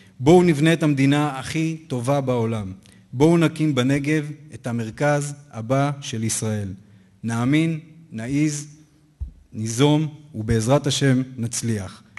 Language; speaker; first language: Hebrew; native; Hebrew